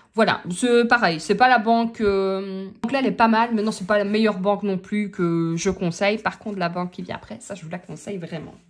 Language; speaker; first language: French; native; French